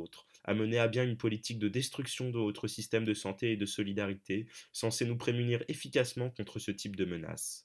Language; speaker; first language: French; native; French